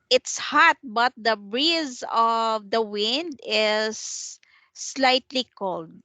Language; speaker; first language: English; non-native, fluent; Vietnamese